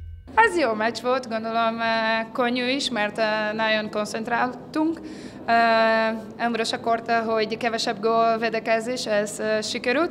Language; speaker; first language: Hungarian; non-native, learner; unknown